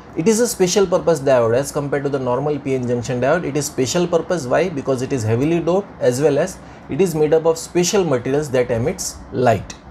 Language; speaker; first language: English; non-native, local second language; Gujarati